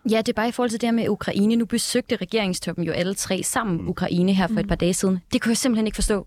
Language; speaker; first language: Danish; native; Danish